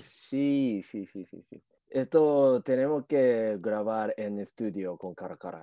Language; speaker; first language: Spanish; non-native, learner; Japanese